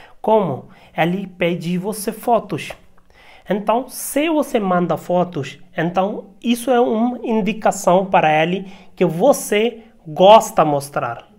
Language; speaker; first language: Portuguese; non-native, learner; Hindi